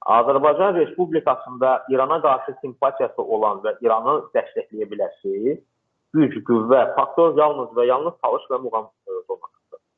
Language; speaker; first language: Azerbaijani; non-native, local second language; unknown